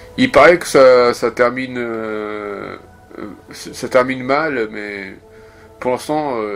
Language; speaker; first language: French; non-native, fluent; Japanese